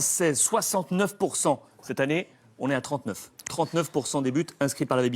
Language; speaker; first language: French; native; French